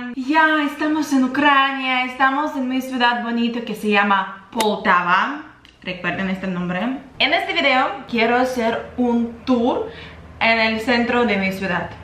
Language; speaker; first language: Spanish; non-native, fluent; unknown